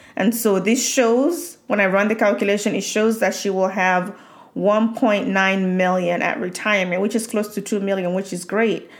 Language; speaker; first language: English; non-native, local second language; Yoruba